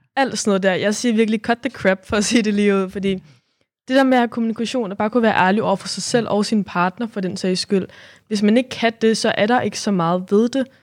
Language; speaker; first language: Danish; native; Danish